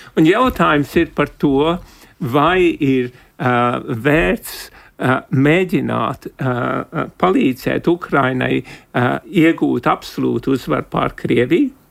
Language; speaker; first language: Latvian; early bilingual, heritage; Latvian